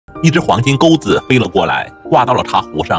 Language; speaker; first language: Chinese; native; Chinese